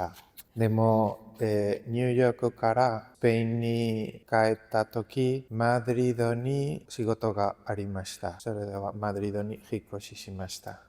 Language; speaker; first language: Japanese; non-native, learner; Spanish